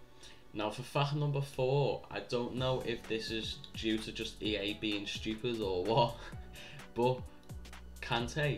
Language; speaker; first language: English; native; English